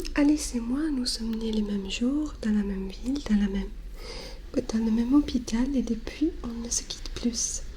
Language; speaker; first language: French; non-native, learner; English